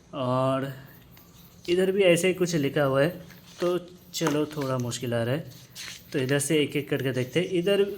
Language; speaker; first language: Hindi; non-native, local second language; Bangla